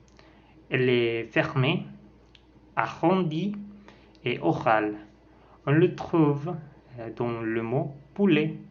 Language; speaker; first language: French; non-native, learner; Spanish